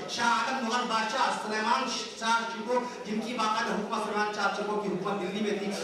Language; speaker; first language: Urdu; native; Urdu